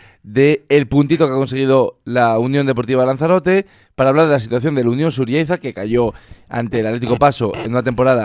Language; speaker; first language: Spanish; native; Spanish